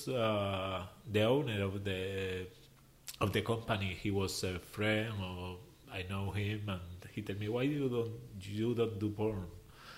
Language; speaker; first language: English; non-native, learner; Spanish